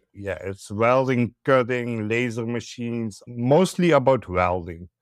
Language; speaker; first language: English; non-native, learner; Dutch